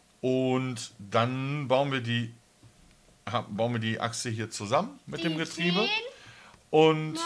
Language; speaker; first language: German; native; German